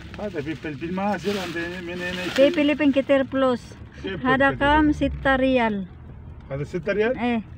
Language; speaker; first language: Arabic; non-native, learner; Filipino